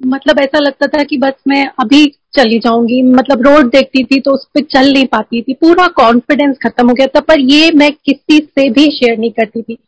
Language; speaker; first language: Hindi; native; Hindi